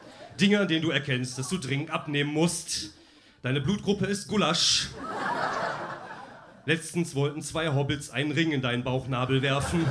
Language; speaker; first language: German; native; German